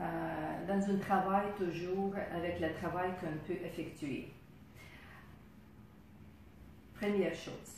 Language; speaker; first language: French; non-native, fluent; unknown